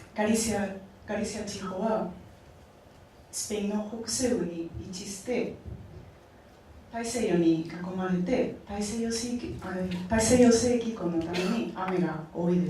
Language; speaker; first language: Japanese; non-native, fluent; Spanish